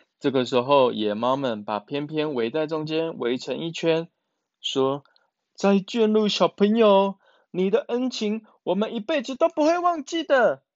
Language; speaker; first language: Chinese; native; Chinese